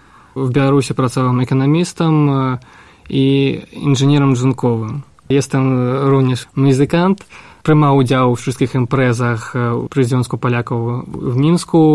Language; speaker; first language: Polish; non-native, learner; Russian